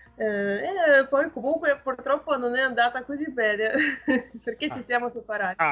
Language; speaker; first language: Italian; non-native, fluent; Russian